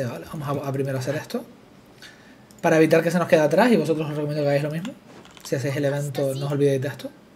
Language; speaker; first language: Spanish; native; Spanish